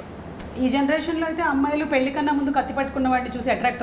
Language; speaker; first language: Telugu; native; Telugu